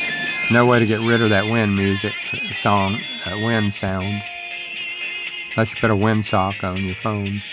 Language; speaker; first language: English; native; English